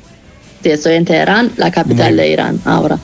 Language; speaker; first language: Spanish; non-native, fluent; Persian